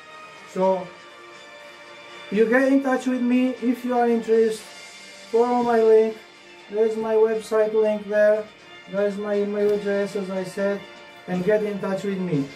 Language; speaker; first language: English; non-native, learner; Portuguese